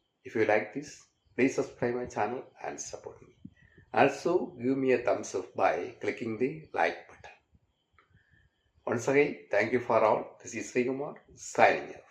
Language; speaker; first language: English; non-native, local second language; Malayalam